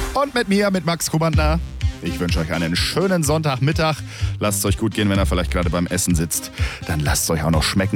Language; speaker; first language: German; native; German